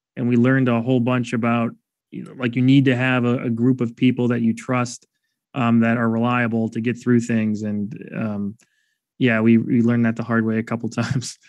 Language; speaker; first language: English; native; English